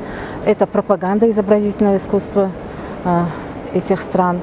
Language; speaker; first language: Russian; non-native, local second language; Tajik